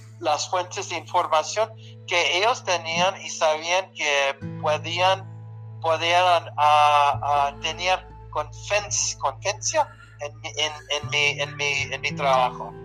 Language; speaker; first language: Spanish; early bilingual, heritage; Spanish